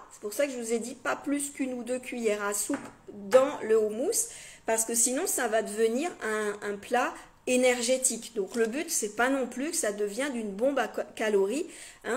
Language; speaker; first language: French; native; French